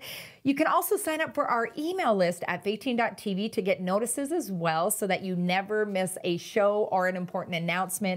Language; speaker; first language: English; native; English